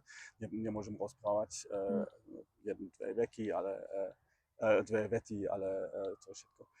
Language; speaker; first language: Slovak; non-native, learner; German